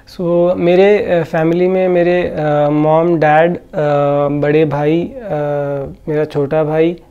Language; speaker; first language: Hindi; non-native, local second language; Odia